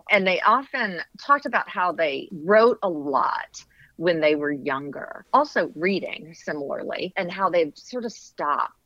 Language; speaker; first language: English; native; English